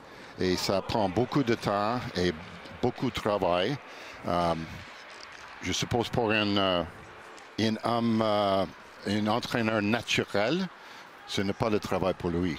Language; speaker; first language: French; non-native, fluent; English